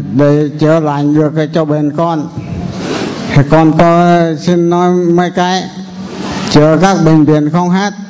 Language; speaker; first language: Vietnamese; non-native, local second language; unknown